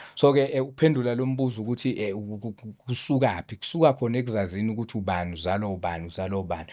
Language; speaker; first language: Zulu; native; Zulu